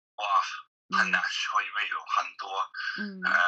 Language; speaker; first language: Chinese; non-native, fluent; English